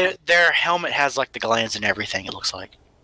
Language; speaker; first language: English; native; English